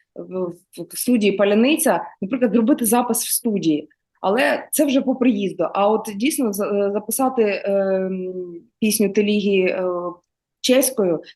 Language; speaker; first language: Ukrainian; native; Ukrainian